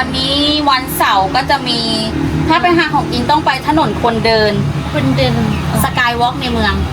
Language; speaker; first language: Thai; native; Thai